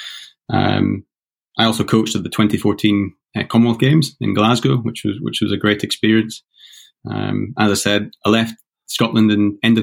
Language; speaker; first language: English; native; English